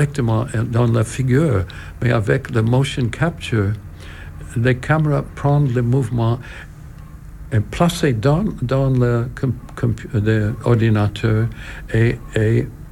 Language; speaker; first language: French; non-native, learner; English